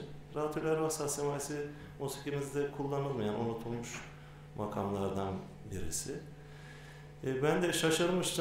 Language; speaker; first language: Turkish; native; Turkish